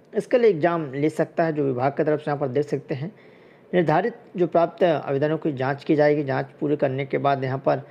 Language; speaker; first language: Hindi; native; Hindi